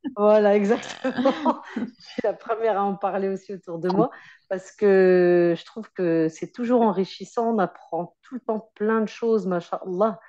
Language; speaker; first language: French; native; French